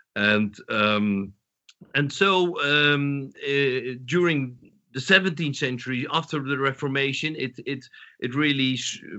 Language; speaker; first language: English; non-native, fluent; Dutch